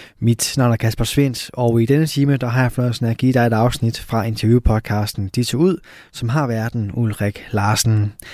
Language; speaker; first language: Danish; native; Danish